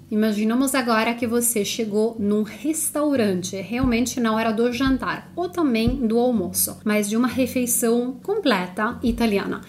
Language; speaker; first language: Portuguese; non-native, fluent; Italian